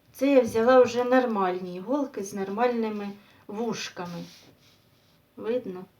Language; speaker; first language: Ukrainian; native; Ukrainian